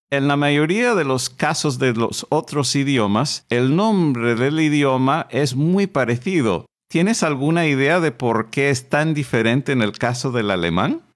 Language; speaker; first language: Spanish; non-native, fluent; English